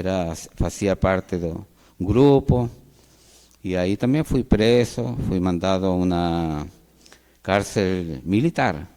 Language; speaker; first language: Portuguese; non-native, fluent; Spanish